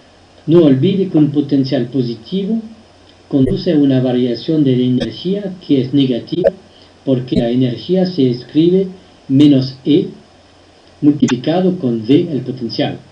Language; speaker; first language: Spanish; non-native, fluent; French